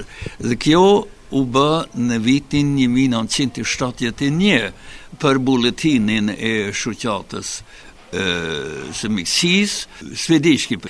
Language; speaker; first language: Albanian; non-native, fluent; Swedish